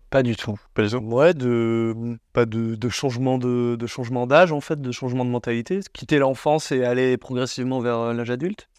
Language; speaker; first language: French; native; French